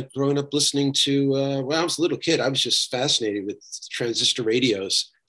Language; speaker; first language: English; native; English